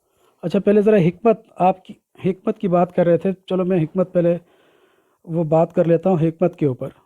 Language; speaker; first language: Urdu; native; Urdu